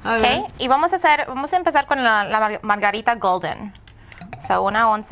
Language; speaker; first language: Spanish; early bilingual, heritage; English